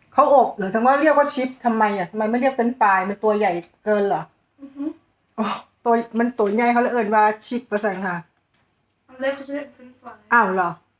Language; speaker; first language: Thai; native; Thai